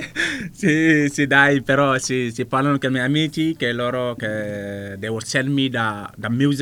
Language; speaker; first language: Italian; non-native, learner; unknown